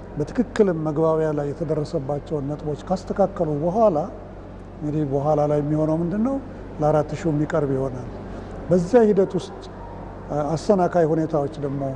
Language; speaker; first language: Amharic; native; Amharic